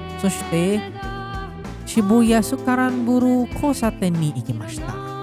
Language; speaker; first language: Japanese; non-native, learner; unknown